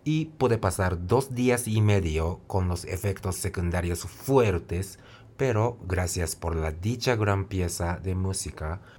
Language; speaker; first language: Spanish; non-native, fluent; Japanese